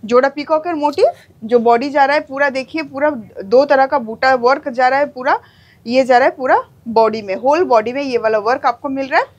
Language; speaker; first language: Hindi; non-native, local second language; Bangla